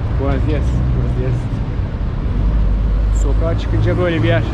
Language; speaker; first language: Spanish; non-native, learner; Turkish